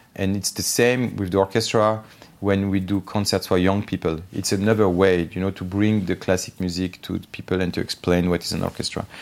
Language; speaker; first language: English; non-native, fluent; Armenian